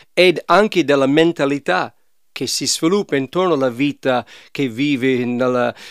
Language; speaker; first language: Italian; non-native, fluent; English